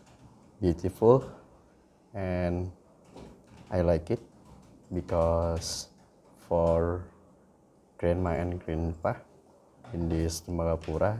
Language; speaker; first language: English; non-native, learner; Indonesian